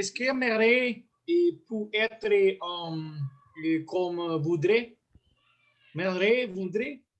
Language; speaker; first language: French; non-native, learner; Spanish